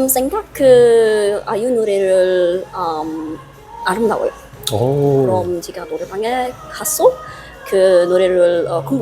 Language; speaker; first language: Korean; non-native, learner; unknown